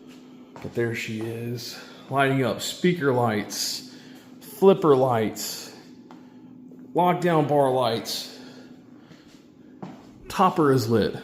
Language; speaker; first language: English; native; English